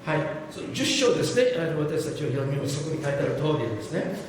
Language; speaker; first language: Japanese; non-native, fluent; English